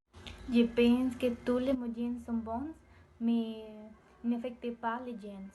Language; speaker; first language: French; non-native, learner; Spanish